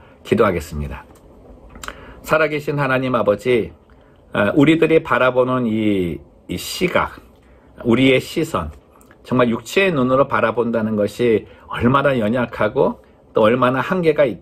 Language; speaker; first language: Korean; native; Korean